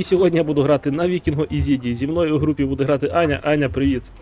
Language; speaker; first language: Ukrainian; native; Ukrainian